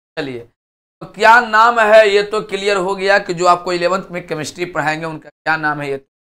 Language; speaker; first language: Hindi; native; Hindi